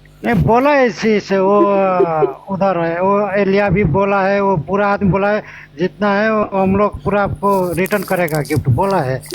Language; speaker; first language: Hindi; non-native, learner; Nepali